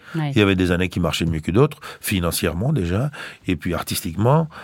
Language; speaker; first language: French; non-native, fluent; Greek